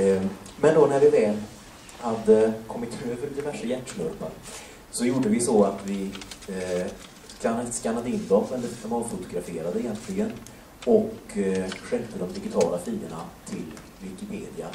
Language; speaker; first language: Swedish; native; Swedish